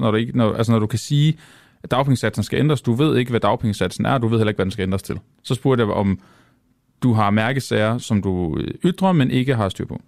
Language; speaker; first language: Danish; native; Danish